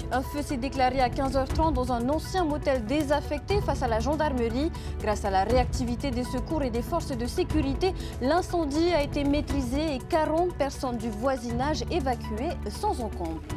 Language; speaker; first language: French; native; French